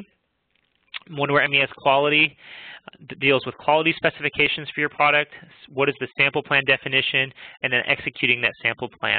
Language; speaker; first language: English; native; English